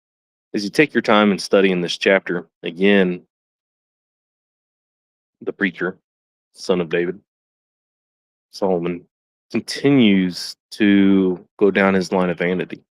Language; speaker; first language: English; native; English